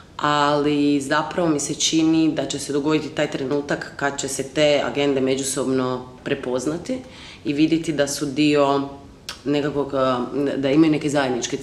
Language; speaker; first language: Croatian; native; Croatian